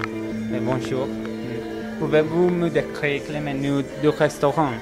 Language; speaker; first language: French; non-native, learner; Spanish